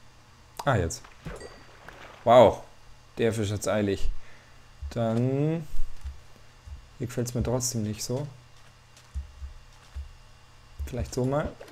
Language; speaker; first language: German; native; German